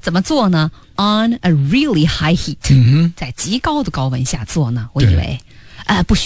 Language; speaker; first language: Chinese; native; Chinese